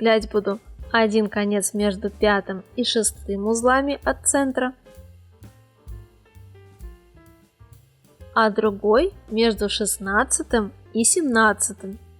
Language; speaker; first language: Russian; native; Russian